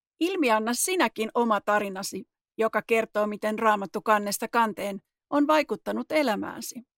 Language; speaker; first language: Finnish; native; Finnish